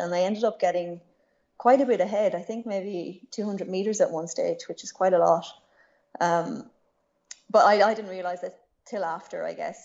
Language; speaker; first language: English; native; English